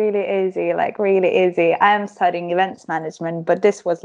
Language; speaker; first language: English; non-native, fluent; Croatian